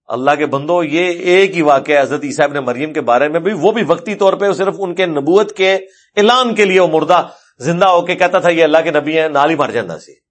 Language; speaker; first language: Urdu; non-native, local second language; Punjabi